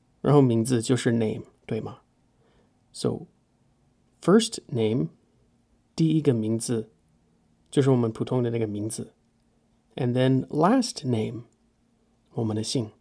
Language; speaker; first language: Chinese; non-native, fluent; English